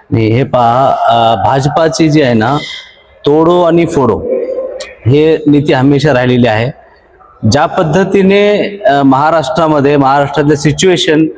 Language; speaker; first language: Marathi; non-native, local second language; Urdu